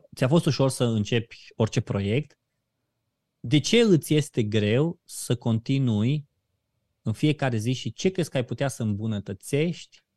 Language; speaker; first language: Romanian; native; Romanian